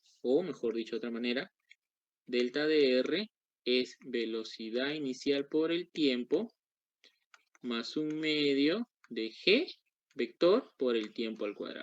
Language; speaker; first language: Spanish; native; Spanish